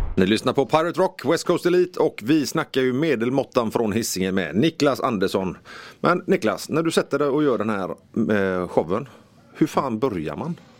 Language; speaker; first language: Swedish; native; Swedish